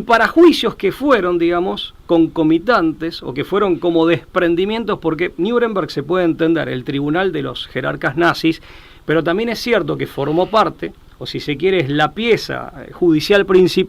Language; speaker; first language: Spanish; native; Spanish